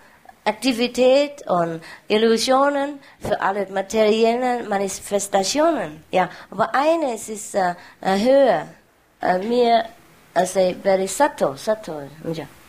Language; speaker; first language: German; non-native, learner; Vietnamese